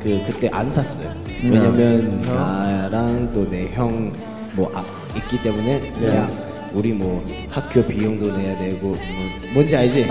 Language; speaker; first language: Korean; non-native, fluent; Chinese